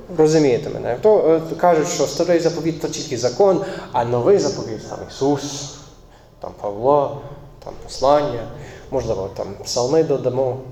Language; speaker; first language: Ukrainian; non-native, fluent; English